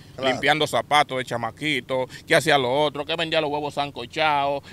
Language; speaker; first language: Spanish; native; Spanish